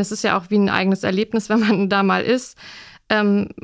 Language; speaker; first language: German; native; German